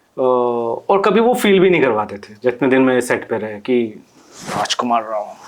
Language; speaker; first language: Hindi; non-native, local second language; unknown